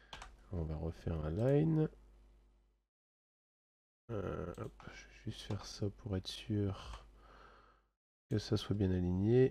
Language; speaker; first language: French; native; French